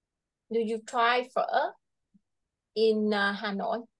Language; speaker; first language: English; non-native, fluent; Vietnamese